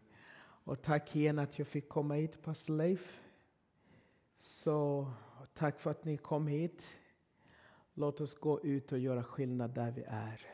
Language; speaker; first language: Swedish; non-native, fluent; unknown